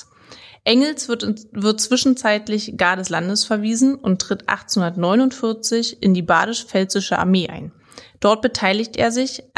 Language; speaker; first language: German; native; German